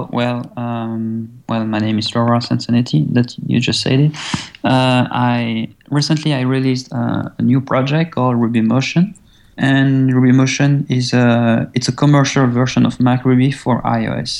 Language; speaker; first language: English; non-native, fluent; French